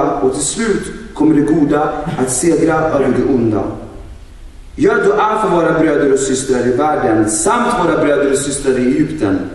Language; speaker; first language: Swedish; non-native, fluent; Albanian